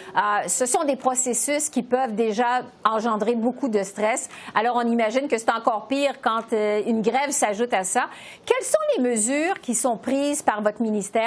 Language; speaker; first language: French; native; French